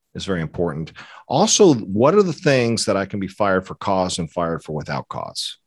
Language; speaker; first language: English; native; English